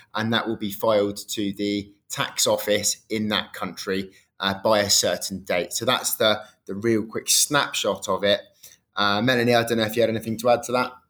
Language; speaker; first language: English; native; English